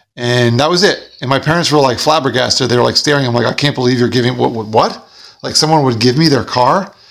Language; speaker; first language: English; native; English